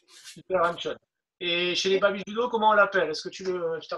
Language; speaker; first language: French; native; French